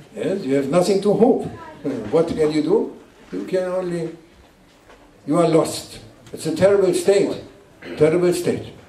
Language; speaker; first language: English; non-native, fluent; German